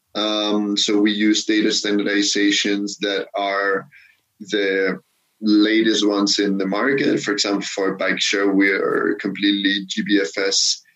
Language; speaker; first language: English; non-native, fluent; Danish